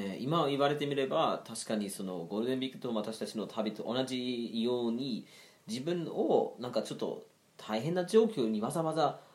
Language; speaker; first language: Japanese; non-native, fluent; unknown